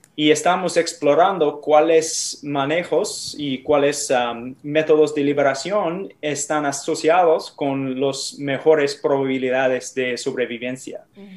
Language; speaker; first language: Spanish; non-native, learner; English